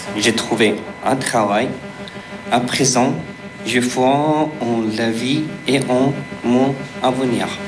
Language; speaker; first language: French; non-native, fluent; Persian